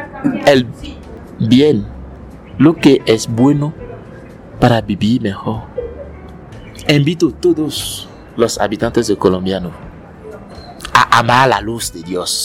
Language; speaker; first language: Spanish; non-native, learner; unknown